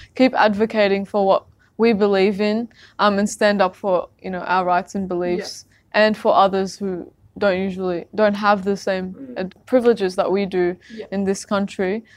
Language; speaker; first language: English; early bilingual, other home language; Arabic